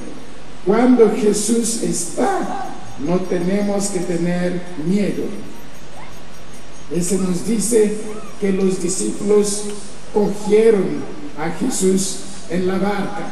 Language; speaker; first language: Spanish; non-native, fluent; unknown